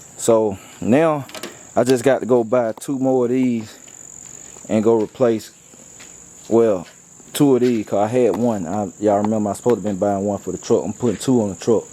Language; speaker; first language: English; native; English